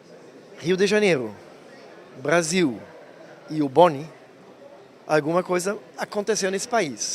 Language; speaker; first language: Portuguese; non-native, fluent; German